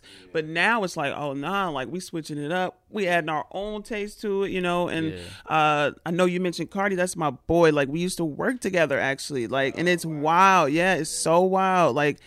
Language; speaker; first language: English; native; English